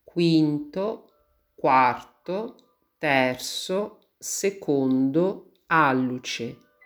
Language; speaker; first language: Italian; native; Italian